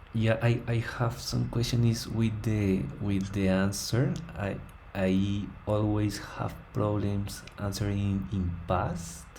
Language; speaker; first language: English; non-native, learner; Spanish